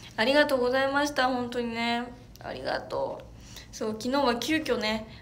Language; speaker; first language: Japanese; native; Japanese